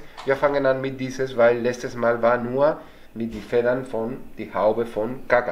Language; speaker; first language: German; non-native, fluent; Spanish